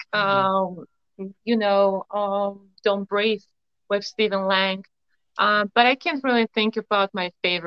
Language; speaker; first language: English; non-native, fluent; Polish